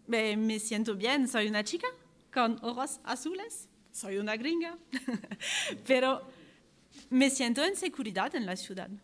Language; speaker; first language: Spanish; non-native, fluent; French